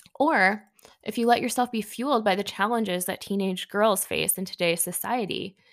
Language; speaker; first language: English; early bilingual, other home language; Hindi